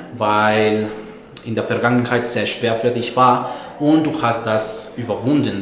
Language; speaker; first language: German; non-native, fluent; Spanish